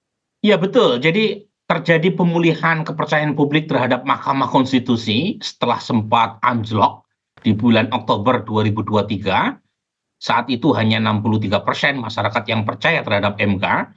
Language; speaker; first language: Indonesian; native; Indonesian